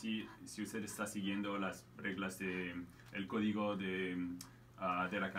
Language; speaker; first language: Spanish; non-native, fluent; French